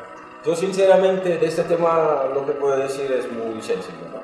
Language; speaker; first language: Spanish; non-native, fluent; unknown